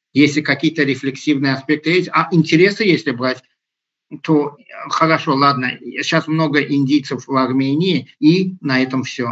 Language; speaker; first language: Russian; non-native, local second language; Azerbaijani